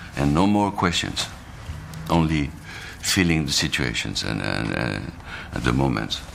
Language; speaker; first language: English; non-native, fluent; Arabic